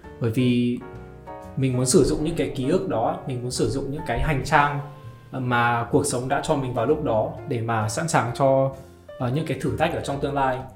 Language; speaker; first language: Vietnamese; native; Vietnamese